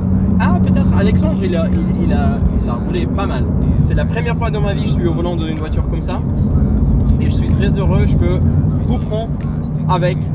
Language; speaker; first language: French; non-native, fluent; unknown